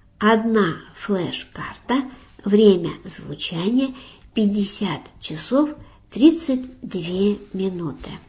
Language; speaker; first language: Russian; native; Russian